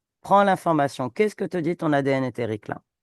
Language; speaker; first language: French; native; French